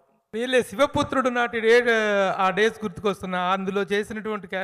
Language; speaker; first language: Telugu; native; Telugu